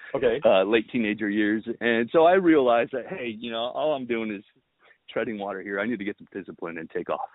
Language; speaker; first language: English; early bilingual, other home language; Romanian